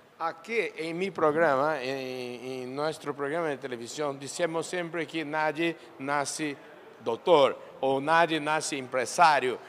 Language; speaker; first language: Spanish; non-native, learner; Portuguese